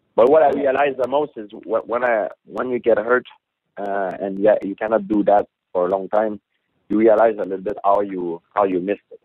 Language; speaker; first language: English; non-native, fluent; French